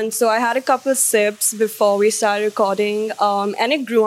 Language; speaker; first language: English; non-native, local second language; Hindi